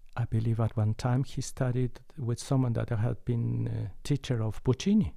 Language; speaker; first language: English; non-native, fluent; Spanish